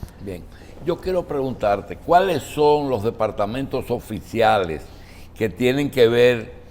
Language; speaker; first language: Spanish; native; Spanish